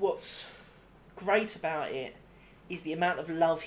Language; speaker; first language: English; native; English